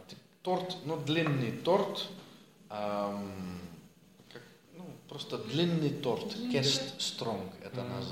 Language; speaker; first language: Russian; non-native, learner; Dutch